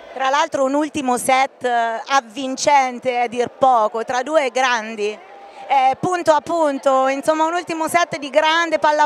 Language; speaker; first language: Italian; native; Italian